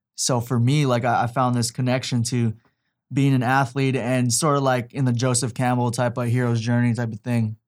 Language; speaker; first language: English; native; English